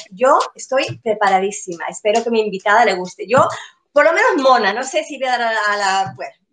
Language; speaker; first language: Spanish; native; Spanish